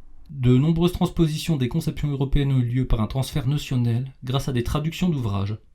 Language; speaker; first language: French; native; French